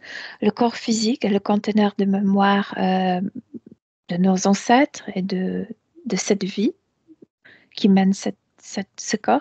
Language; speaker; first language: French; non-native, fluent; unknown